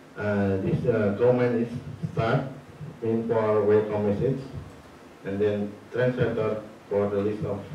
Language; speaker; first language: English; non-native, learner; Indonesian